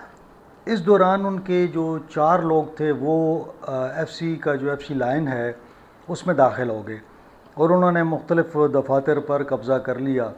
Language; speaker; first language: Urdu; native; Urdu